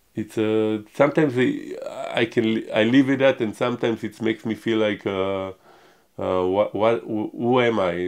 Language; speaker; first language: English; non-native, fluent; Hebrew